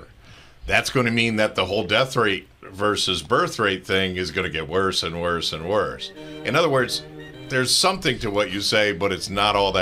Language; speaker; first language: English; native; English